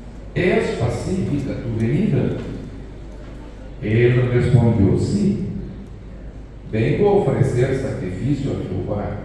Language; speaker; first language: Spanish; non-native, fluent; Portuguese